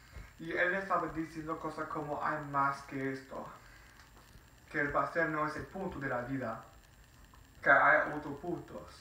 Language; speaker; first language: Spanish; non-native, fluent; English